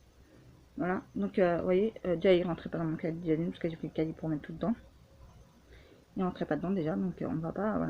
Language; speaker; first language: French; native; French